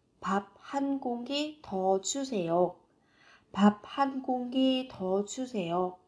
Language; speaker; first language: Korean; non-native, fluent; Vietnamese